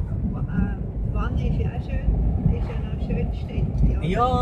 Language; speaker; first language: German; native; German